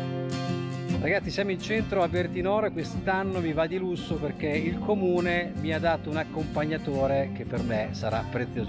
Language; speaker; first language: Italian; native; Italian